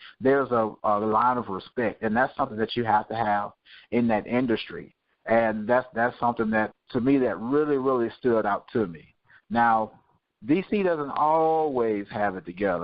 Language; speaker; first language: English; native; English